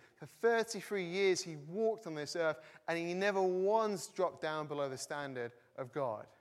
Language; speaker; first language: English; native; English